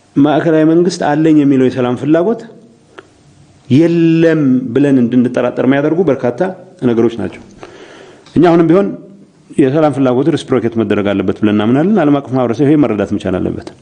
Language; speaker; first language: Amharic; non-native, local second language; Tigrinya